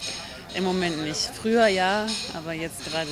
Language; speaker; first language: German; native; German